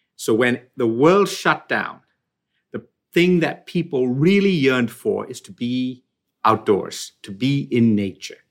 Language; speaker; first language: English; non-native, local second language; Tamil